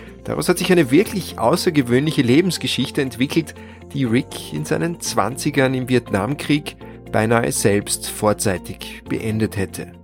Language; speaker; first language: German; native; German